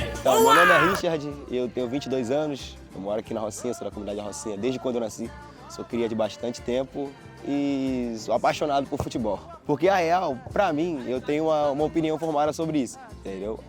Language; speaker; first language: Portuguese; native; Portuguese